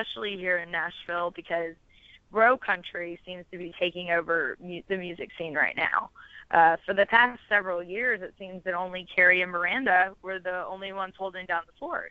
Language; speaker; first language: English; native; English